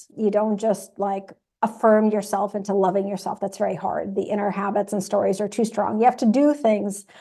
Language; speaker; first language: English; non-native, fluent; Russian